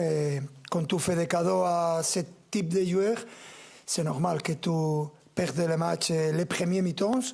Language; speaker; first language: French; non-native, fluent; Spanish